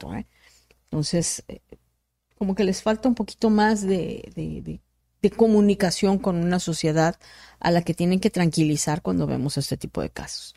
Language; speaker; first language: Spanish; native; Spanish